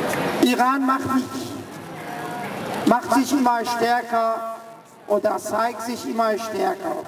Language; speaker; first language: German; early bilingual, other home language; Persian